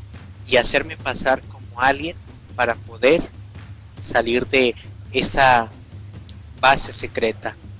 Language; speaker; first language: Spanish; native; Spanish